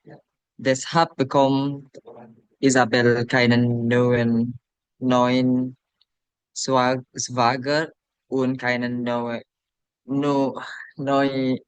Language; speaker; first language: German; non-native, learner; Indonesian